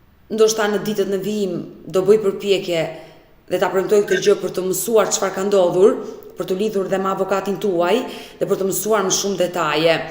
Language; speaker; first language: Albanian; native; Albanian